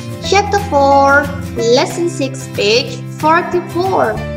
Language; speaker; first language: English; non-native, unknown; Indonesian